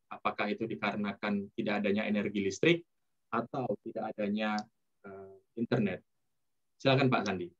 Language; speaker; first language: Indonesian; native; Indonesian